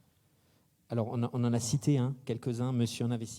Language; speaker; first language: French; native; French